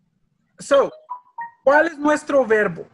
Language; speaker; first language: Spanish; early bilingual, heritage; Spanish